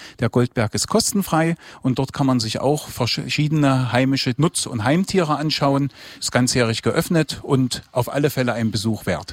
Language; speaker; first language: German; native; German